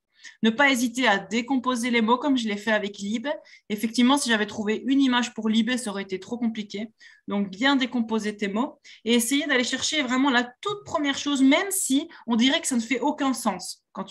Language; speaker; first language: French; native; French